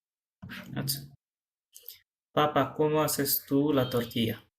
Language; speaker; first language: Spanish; non-native, fluent; Bangla